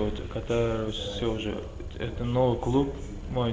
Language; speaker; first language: Russian; non-native, local second language; Uzbek